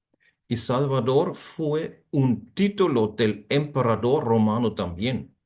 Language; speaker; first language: Spanish; non-native, fluent; German